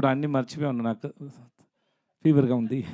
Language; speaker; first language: Telugu; non-native, learner; Tamil